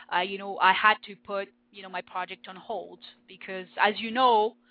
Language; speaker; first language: English; non-native, fluent; French